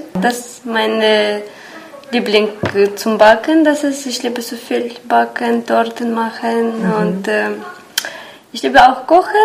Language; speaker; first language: German; non-native, learner; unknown